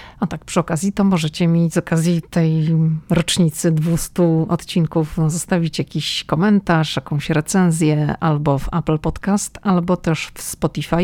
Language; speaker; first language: Polish; native; Polish